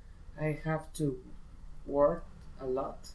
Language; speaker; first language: English; non-native, learner; Spanish